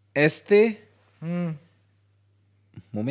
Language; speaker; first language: Spanish; non-native, learner; Hindi